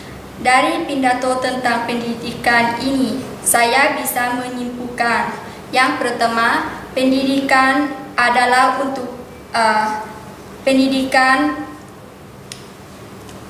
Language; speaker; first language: Indonesian; non-native, learner; Lao